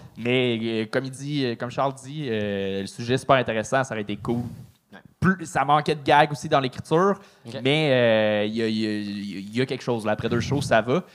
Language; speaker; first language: French; native; French